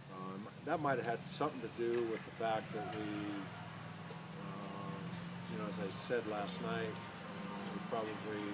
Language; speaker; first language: English; native; English